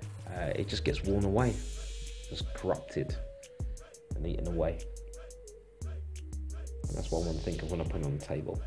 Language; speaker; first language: English; native; English